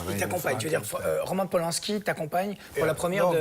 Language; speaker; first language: French; native; French